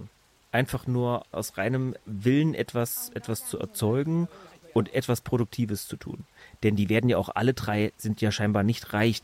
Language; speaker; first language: German; native; German